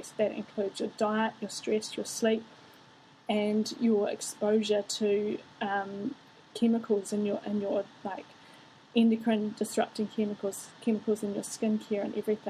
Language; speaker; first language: English; native; English